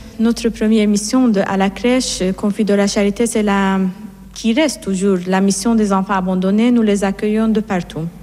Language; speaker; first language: French; non-native, fluent; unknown